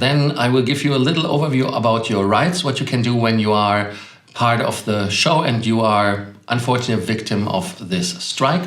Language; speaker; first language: English; non-native, fluent; German